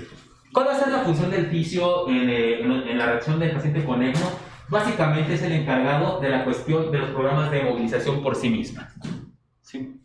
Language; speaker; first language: Spanish; native; Spanish